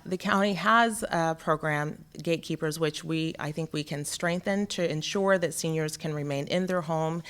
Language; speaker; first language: English; native; English